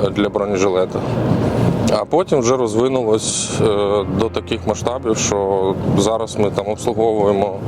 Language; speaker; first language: Ukrainian; early bilingual, other home language; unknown